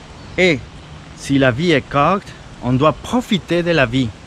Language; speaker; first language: French; non-native, fluent; Spanish